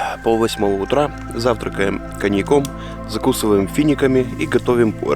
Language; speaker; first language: Russian; native; Russian